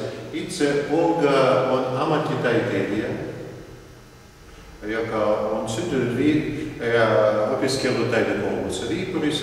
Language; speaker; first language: Finnish; non-native, learner; Russian